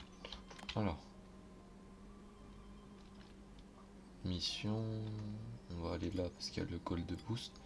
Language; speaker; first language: French; native; French